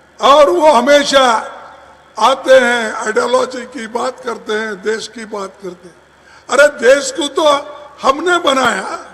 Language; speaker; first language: Hindi; non-native, local second language; Kannada